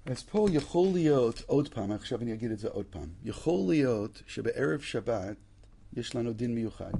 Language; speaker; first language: Hebrew; non-native, fluent; English